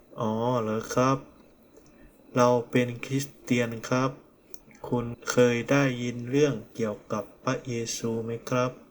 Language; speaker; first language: Thai; non-native, fluent; Korean